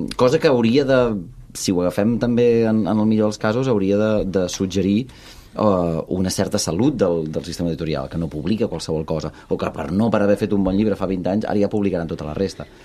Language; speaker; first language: Catalan; early bilingual, other home language; Russian